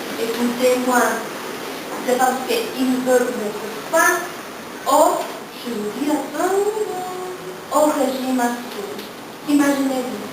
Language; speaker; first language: French; non-native, learner; Spanish